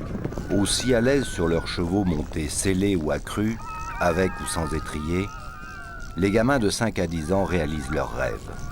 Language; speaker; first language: French; native; French